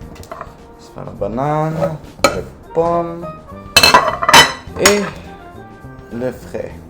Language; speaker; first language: French; non-native, learner; English